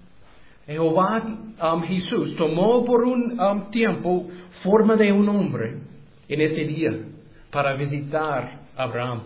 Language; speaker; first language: Spanish; non-native, learner; English